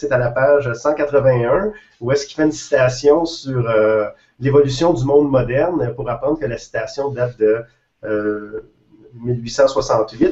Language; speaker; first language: French; native; French